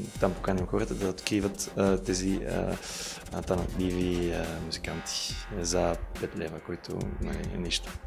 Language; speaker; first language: Bulgarian; non-native, fluent; German